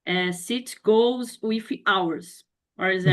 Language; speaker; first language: English; non-native, learner; Portuguese